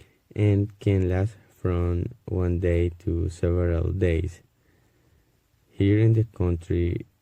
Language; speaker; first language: English; non-native, learner; Spanish